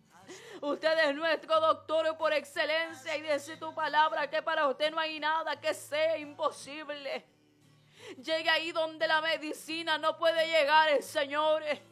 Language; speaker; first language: Spanish; native; Spanish